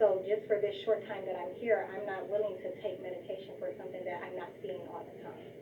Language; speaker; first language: English; native; English